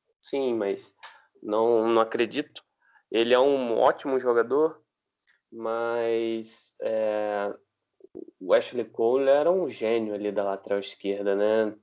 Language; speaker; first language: Portuguese; native; Portuguese